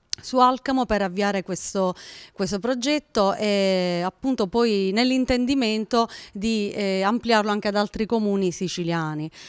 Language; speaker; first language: Italian; native; Italian